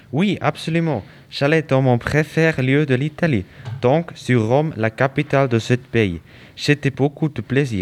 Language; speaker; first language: French; non-native, learner; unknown